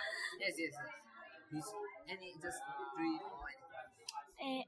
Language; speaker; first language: English; non-native, fluent; Japanese